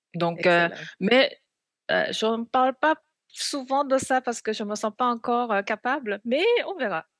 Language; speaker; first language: French; non-native, fluent; Korean